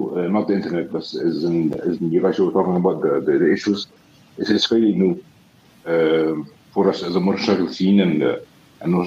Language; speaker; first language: English; non-native, fluent; Arabic